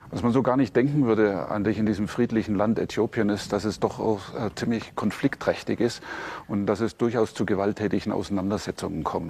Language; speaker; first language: German; native; German